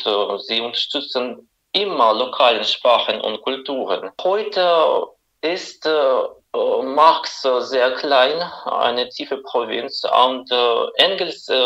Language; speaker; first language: German; non-native, fluent; Russian